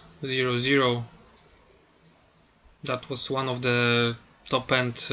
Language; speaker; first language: English; non-native, fluent; Polish